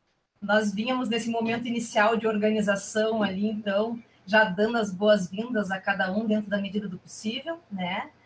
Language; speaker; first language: Portuguese; native; Portuguese